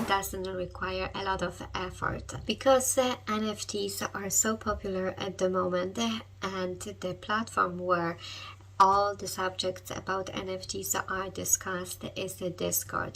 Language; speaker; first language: English; non-native, fluent; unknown